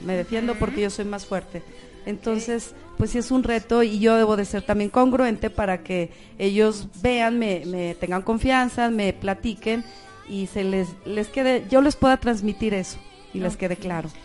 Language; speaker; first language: Spanish; native; Spanish